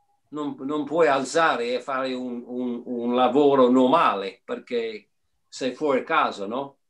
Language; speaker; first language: Italian; non-native, fluent; English